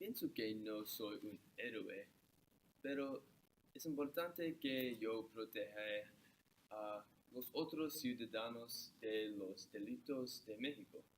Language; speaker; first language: Spanish; non-native, learner; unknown